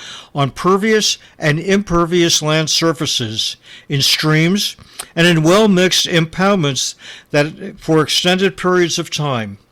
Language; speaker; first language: English; native; English